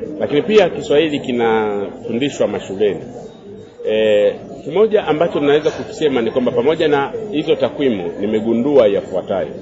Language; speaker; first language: Swahili; native; Swahili